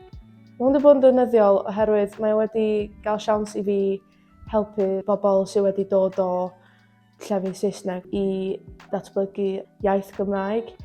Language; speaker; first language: Welsh; non-native, local second language; English